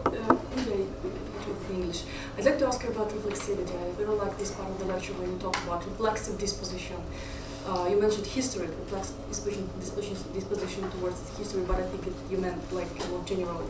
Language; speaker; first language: English; non-native, fluent; Russian